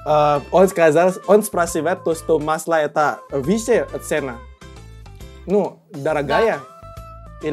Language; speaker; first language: Russian; non-native, fluent; Indonesian